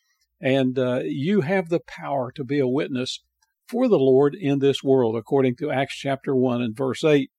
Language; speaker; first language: English; native; English